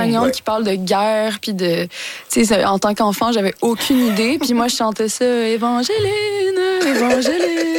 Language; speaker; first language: French; native; French